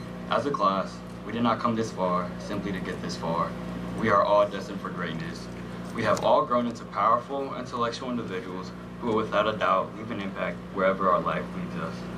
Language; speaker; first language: English; early bilingual, other home language; Spanish